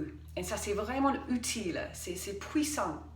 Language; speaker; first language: French; non-native, fluent; English